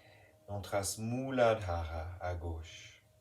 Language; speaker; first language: French; non-native, fluent; English